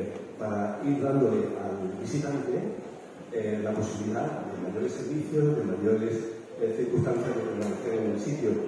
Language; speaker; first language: Spanish; native; Spanish